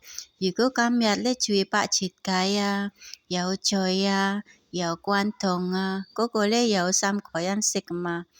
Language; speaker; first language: Cantonese; non-native, learner; Indonesian